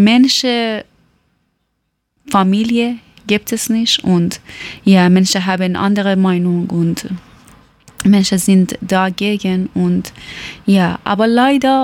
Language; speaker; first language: German; non-native, learner; Persian